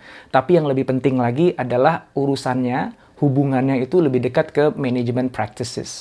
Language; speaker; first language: Indonesian; native; Indonesian